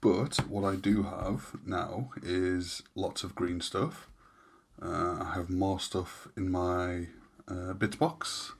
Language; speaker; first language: English; native; English